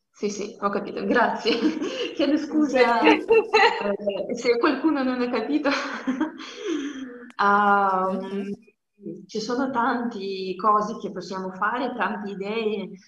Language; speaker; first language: Italian; non-native, learner; Russian